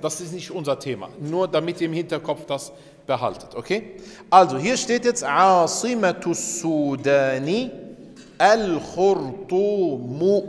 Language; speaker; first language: German; early bilingual, other home language; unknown